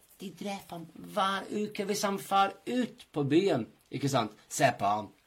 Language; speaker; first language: Norwegian; non-native, fluent; English